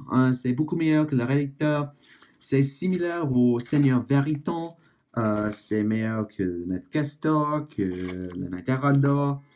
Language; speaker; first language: French; non-native, learner; English